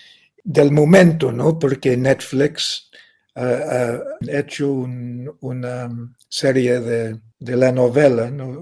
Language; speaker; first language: Spanish; non-native, fluent; English